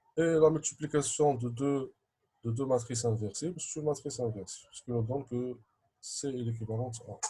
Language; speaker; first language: French; non-native, local second language; Arabic